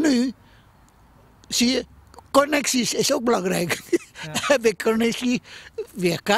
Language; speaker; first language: Dutch; non-native, fluent; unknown